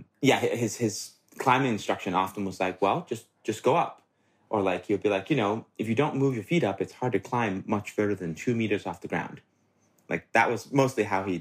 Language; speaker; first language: English; non-native, local second language; Cantonese